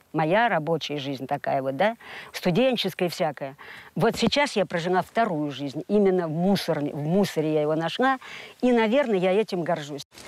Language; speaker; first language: Russian; native; Russian